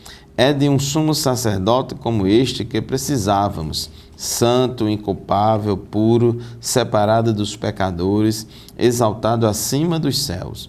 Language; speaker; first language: Portuguese; native; Portuguese